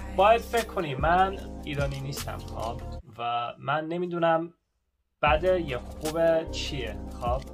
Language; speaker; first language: Persian; non-native, learner; English